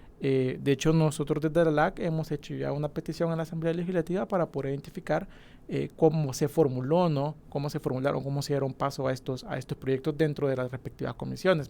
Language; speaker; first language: Spanish; native; Spanish